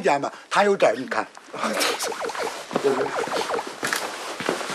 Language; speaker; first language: Chinese; native; Chinese